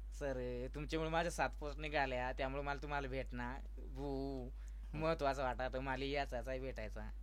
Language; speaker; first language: Marathi; non-native, local second language; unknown